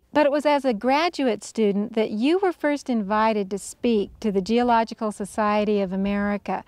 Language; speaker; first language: English; native; English